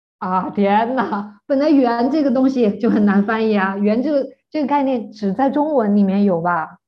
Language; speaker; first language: Chinese; native; Chinese